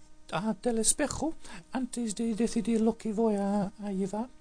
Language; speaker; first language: Spanish; non-native, fluent; English